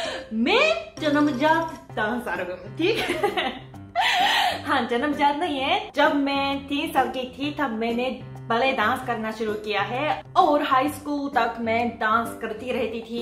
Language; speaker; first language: Hindi; non-native, fluent; Japanese